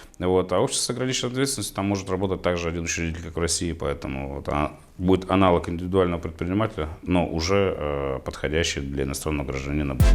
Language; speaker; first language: Russian; native; Russian